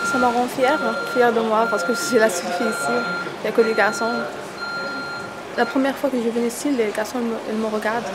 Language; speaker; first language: French; non-native, learner; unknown